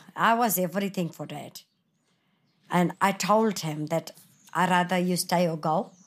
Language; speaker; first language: English; non-native, fluent; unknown